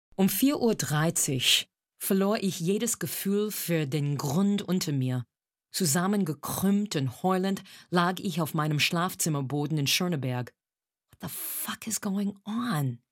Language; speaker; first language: German; non-native, fluent; English